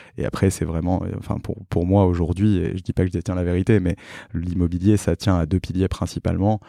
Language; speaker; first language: French; native; French